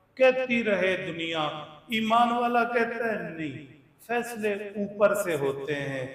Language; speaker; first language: Urdu; non-native, local second language; Punjabi